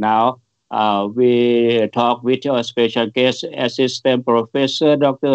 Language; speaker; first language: English; non-native, fluent; Thai